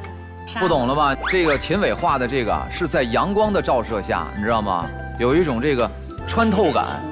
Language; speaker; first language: Chinese; native; Chinese